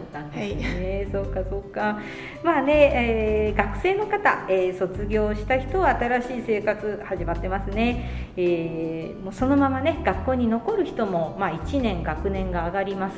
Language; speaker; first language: Japanese; native; Japanese